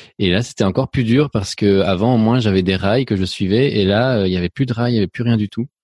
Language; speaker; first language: French; early bilingual, other home language; Spanish